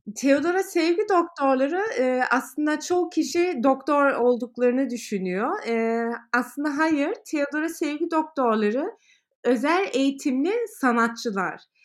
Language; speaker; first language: Turkish; early bilingual, heritage; Turkish